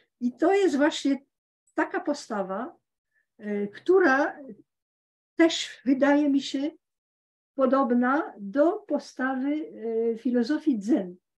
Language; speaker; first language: Polish; early bilingual, heritage; Polish